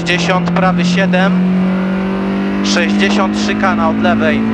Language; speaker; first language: Polish; native; Polish